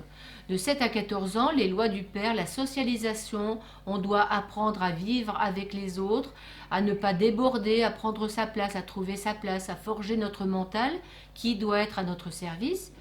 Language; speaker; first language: French; native; French